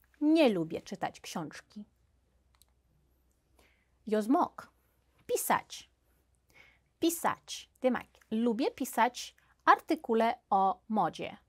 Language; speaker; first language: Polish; non-native, fluent; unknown